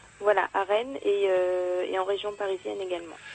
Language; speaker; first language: French; native; French